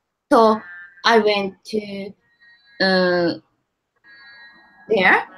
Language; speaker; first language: English; non-native, learner; Japanese